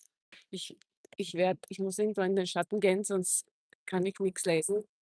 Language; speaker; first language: German; non-native, fluent; Czech